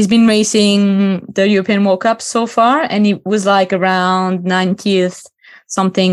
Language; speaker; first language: English; non-native, fluent; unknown